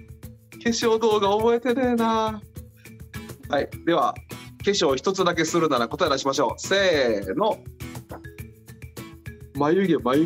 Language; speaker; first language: Japanese; native; Japanese